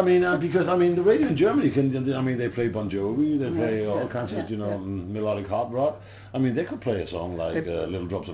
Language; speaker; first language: English; non-native, fluent; Danish